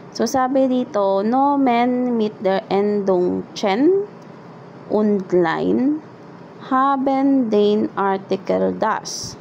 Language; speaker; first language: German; non-native, fluent; Filipino